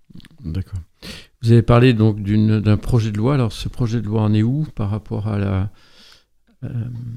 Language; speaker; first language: French; native; French